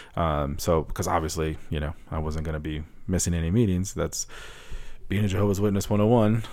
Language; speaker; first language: English; early bilingual, other home language; Spanish